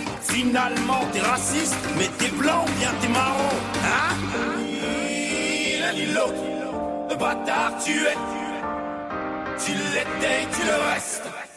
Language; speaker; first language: French; non-native, learner; Arabic